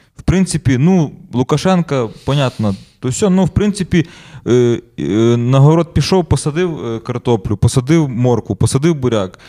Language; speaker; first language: Ukrainian; native; Ukrainian